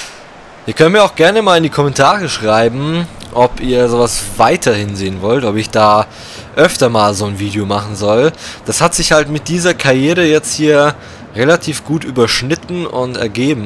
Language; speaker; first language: German; native; German